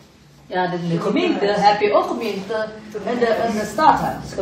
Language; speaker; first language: Dutch; non-native, fluent; Indonesian